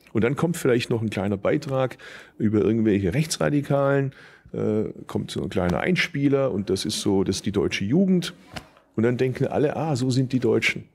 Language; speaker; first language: German; early bilingual, other home language; Turkish